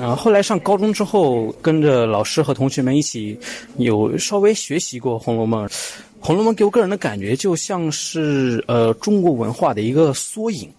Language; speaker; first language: Chinese; early bilingual, other home language; Urdu